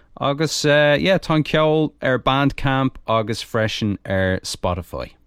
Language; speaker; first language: Irish; non-native, local second language; English